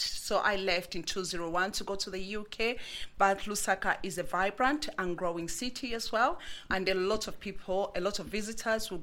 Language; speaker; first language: English; non-native, local second language; Bemba